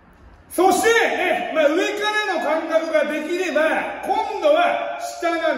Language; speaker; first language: Japanese; native; Japanese